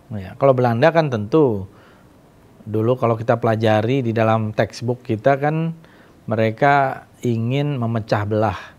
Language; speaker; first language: Indonesian; native; Indonesian